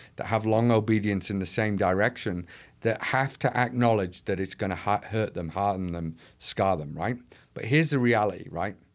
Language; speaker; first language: English; native; English